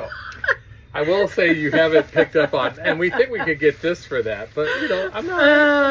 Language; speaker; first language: English; native; English